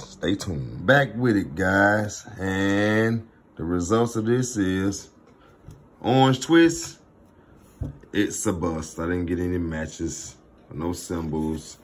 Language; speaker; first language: English; native; English